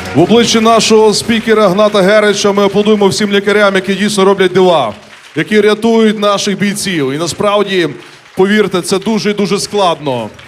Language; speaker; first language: Ukrainian; native; Ukrainian